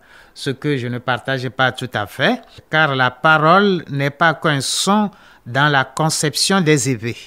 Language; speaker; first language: French; non-native, local second language; Ewe